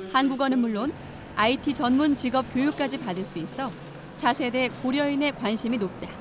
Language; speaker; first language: Korean; native; Korean